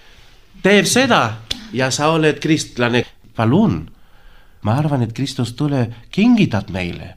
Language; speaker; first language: Estonian; non-native, learner; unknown